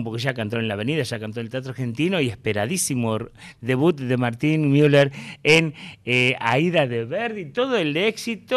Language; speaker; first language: Spanish; native; Spanish